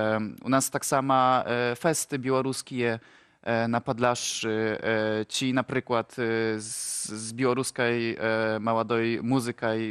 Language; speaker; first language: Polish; non-native, local second language; Ukrainian